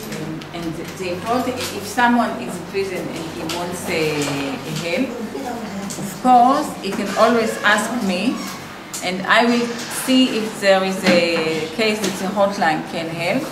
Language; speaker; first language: English; non-native, fluent; Hebrew